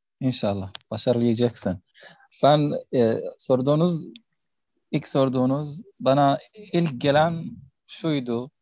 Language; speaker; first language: Turkish; non-native, learner; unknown